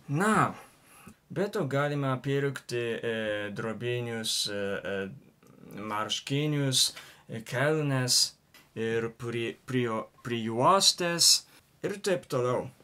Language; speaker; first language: Lithuanian; non-native, learner; Japanese